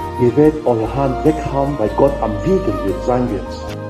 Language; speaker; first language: German; non-native, learner; French